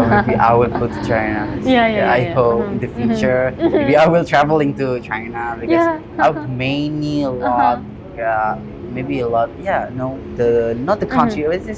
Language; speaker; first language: English; non-native, learner; Indonesian